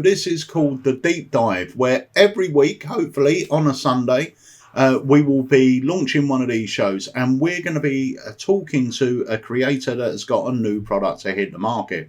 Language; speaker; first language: English; native; English